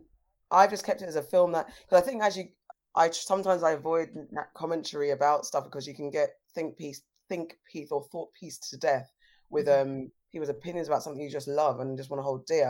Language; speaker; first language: English; native; English